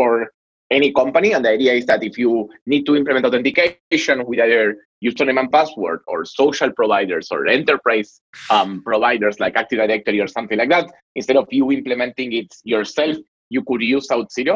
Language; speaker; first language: English; non-native, fluent; Spanish